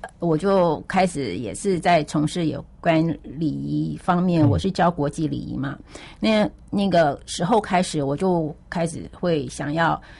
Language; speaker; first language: Chinese; native; Chinese